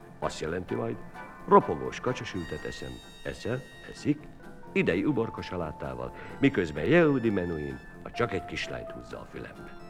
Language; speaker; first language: Hungarian; native; Hungarian